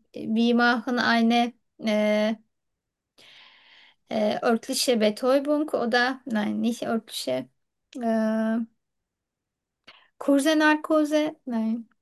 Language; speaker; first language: German; non-native, learner; Turkish